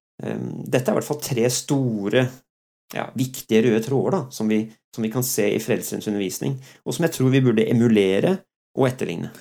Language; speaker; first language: Norwegian; early bilingual, other home language; Dutch